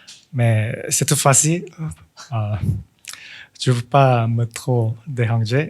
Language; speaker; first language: French; non-native, fluent; Korean